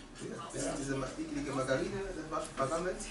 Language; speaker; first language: German; early bilingual, other home language; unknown